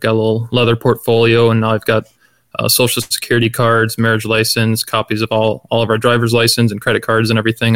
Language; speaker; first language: English; native; English